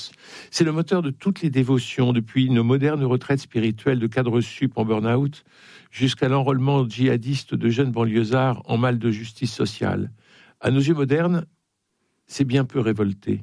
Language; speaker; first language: French; native; French